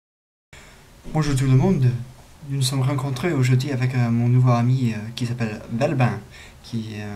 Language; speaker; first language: French; non-native, learner; English